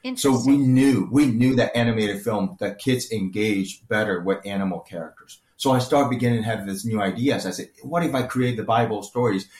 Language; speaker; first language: English; early bilingual, other home language; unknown